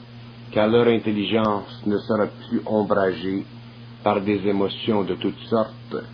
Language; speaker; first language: French; native; French